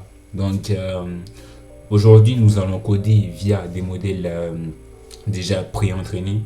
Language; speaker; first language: French; native; French